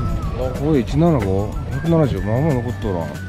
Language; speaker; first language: Japanese; native; Japanese